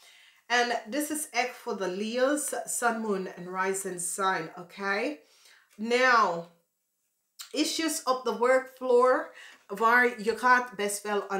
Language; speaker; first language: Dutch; non-native, learner; English